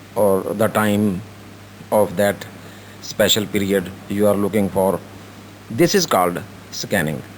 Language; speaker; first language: English; non-native, local second language; Urdu